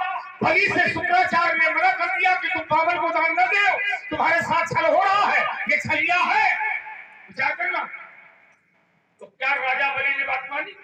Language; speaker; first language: Hindi; native; Hindi